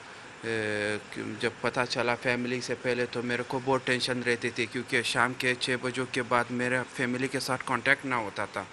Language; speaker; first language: Hindi; non-native, fluent; Pashto